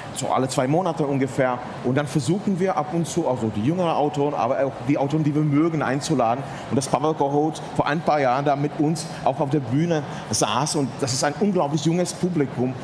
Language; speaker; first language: German; non-native, fluent; Czech